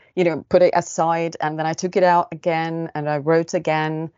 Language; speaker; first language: English; early bilingual, other home language; Estonian